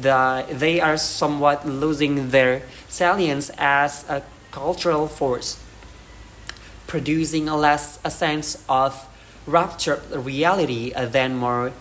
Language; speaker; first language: English; non-native, learner; Indonesian